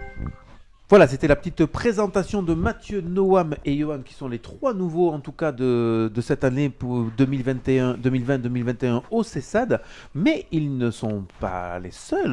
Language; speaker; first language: French; native; French